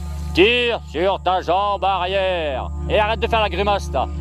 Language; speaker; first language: French; native; French